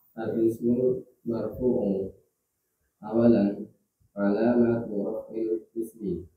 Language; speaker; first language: Arabic; non-native, learner; Indonesian